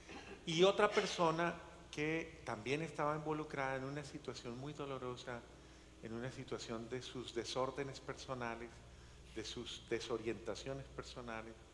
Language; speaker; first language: Spanish; native; Spanish